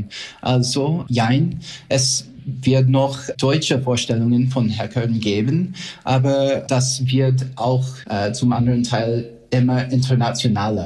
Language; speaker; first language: German; non-native, fluent; English